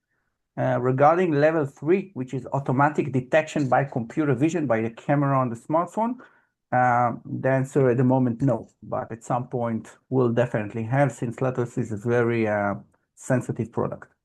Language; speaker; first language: English; non-native, fluent; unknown